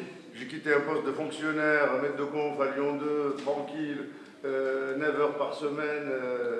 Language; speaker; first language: French; non-native, local second language; Arabic